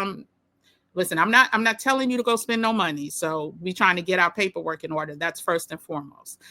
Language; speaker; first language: English; native; English